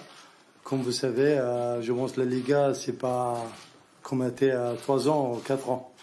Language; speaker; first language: French; non-native, learner; Arabic